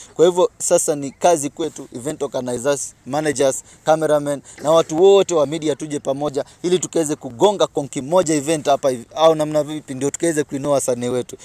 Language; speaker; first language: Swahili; native; Swahili